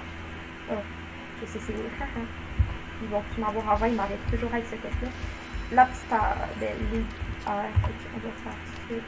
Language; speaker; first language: French; native; French